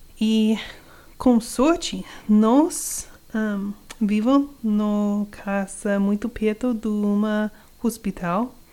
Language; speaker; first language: Portuguese; non-native, learner; English